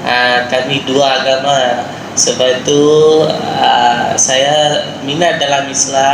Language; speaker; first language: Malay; non-native, local second language; Tamil